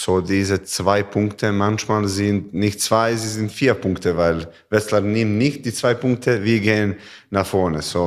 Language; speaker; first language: German; non-native, learner; Serbian